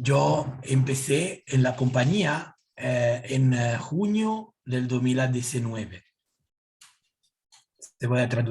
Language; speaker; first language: Spanish; non-native, learner; Italian